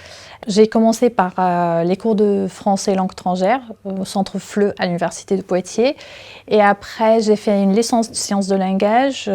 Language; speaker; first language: French; non-native, fluent; Arabic